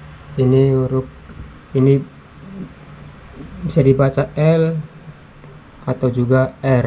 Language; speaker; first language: Indonesian; non-native, local second language; Javanese